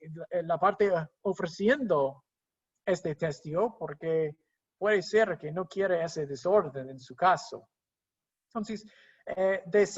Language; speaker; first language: Spanish; non-native, fluent; English